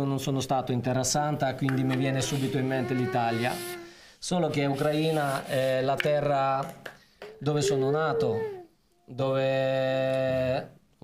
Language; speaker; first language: Italian; non-native, fluent; Ukrainian